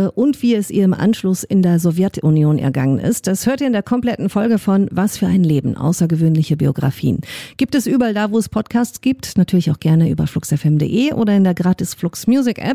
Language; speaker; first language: German; native; German